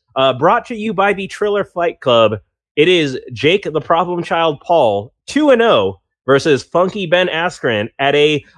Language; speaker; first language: English; native; English